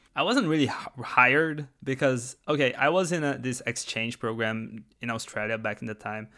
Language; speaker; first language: English; non-native, fluent; Portuguese